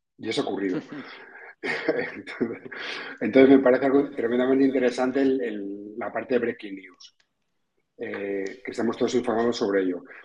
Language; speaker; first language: Spanish; native; Spanish